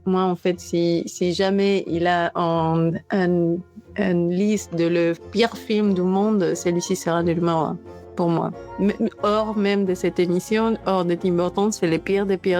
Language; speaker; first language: French; non-native, fluent; Spanish